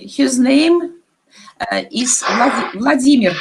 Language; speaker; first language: English; non-native, learner; Russian